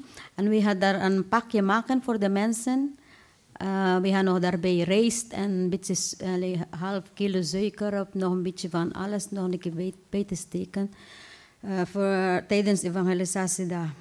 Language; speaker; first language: Dutch; non-native, fluent; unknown